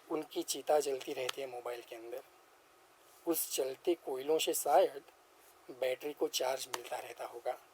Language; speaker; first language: Hindi; non-native, local second language; Gujarati